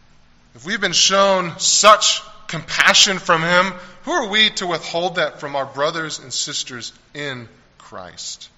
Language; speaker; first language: English; native; English